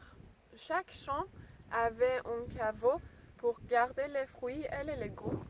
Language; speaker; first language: French; non-native, learner; English